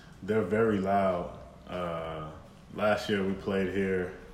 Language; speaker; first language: English; native; English